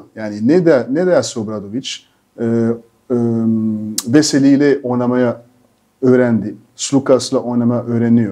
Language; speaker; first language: Turkish; non-native, fluent; French